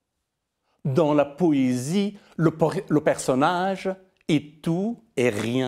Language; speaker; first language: French; non-native, fluent; Persian